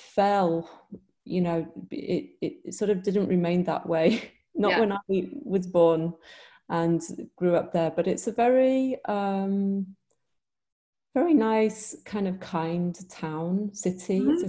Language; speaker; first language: English; native; English